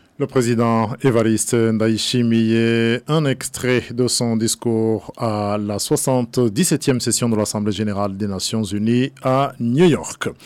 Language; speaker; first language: French; non-native, local second language; Rundi